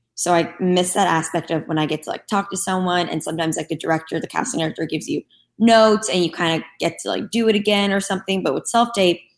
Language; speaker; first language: English; non-native, fluent; Turkish